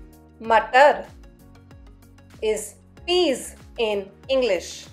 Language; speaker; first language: English; non-native, local second language; Hindi